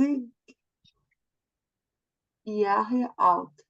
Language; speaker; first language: German; non-native, learner; Portuguese